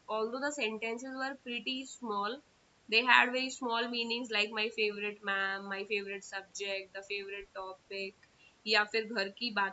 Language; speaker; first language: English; non-native, fluent; Hindi